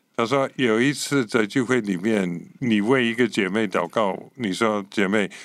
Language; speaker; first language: Chinese; non-native, fluent; English